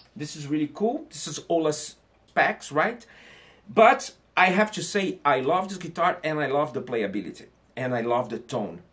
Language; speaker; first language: English; non-native, fluent; Portuguese